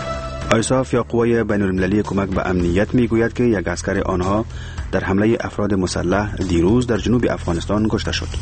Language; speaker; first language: Persian; native; Persian